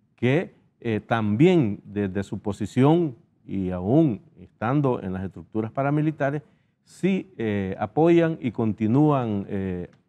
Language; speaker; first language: Spanish; native; Spanish